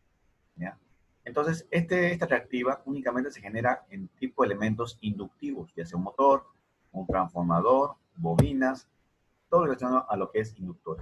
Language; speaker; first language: Spanish; native; Spanish